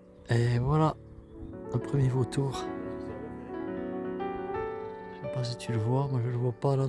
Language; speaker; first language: French; native; French